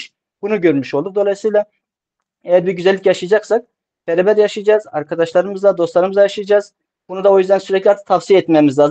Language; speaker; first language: Turkish; native; Turkish